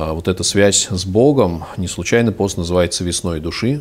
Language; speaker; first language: Russian; native; Russian